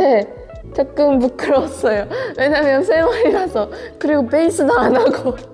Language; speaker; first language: Korean; non-native, fluent; Japanese